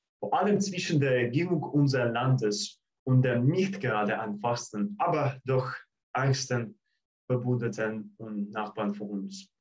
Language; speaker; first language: German; non-native, fluent; Russian